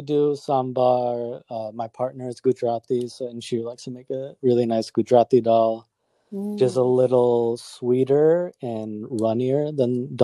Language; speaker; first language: English; native; English